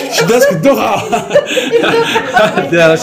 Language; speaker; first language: Arabic; native; Arabic